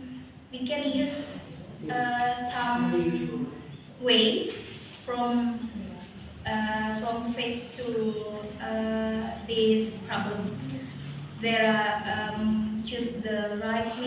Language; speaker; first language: English; non-native, learner; Indonesian